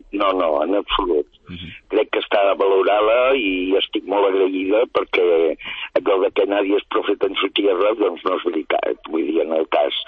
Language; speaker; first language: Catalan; native; Catalan